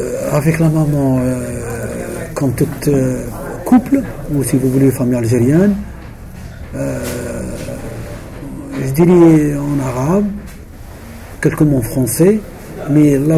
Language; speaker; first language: French; non-native, local second language; Arabic